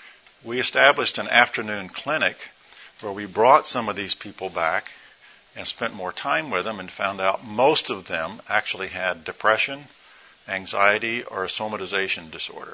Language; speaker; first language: English; native; English